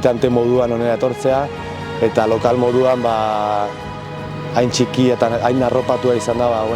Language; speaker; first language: Basque; non-native, local second language; Spanish